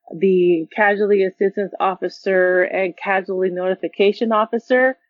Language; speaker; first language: English; native; English